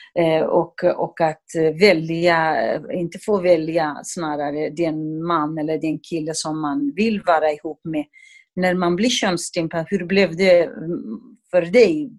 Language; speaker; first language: Swedish; non-native, fluent; Kurdish